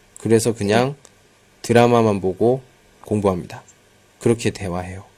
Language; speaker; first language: Korean; native; Korean